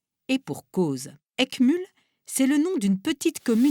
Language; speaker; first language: French; native; French